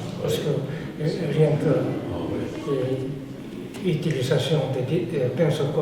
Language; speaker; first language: French; non-native, fluent; Korean